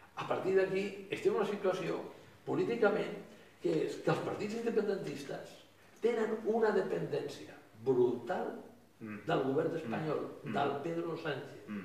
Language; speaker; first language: Catalan; non-native, local second language; Spanish